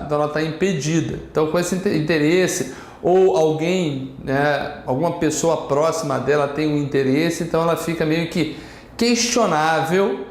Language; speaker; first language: Portuguese; native; Portuguese